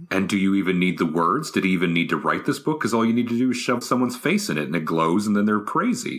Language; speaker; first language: English; native; English